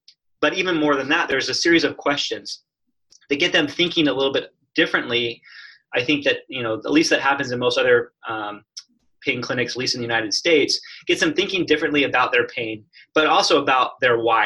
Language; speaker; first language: English; native; English